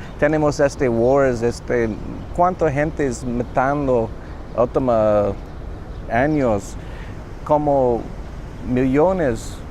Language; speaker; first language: Spanish; non-native, learner; English